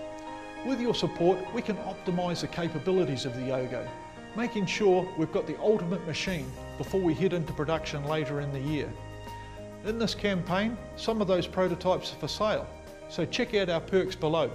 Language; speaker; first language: English; native; English